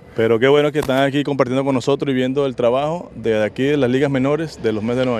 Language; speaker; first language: Spanish; native; Spanish